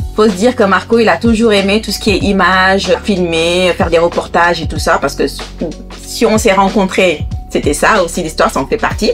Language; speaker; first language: French; non-native, local second language; Wolof